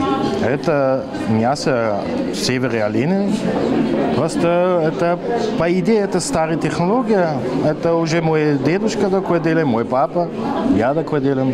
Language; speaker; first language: Russian; non-native, learner; German